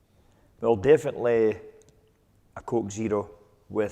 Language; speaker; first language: English; native; English